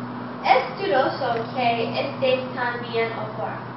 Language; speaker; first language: Spanish; non-native, learner; English